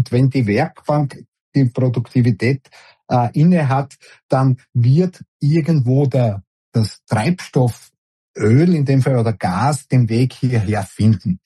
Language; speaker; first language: German; native; German